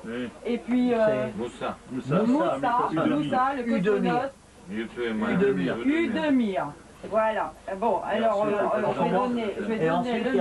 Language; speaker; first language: French; native; French